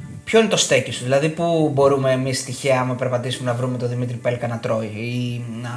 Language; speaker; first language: Greek; native; Greek